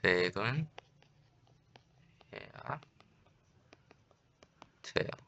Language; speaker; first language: Korean; non-native, fluent; Urdu